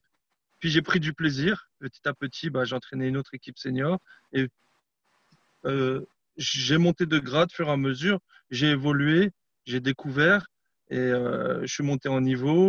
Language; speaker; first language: French; non-native, fluent; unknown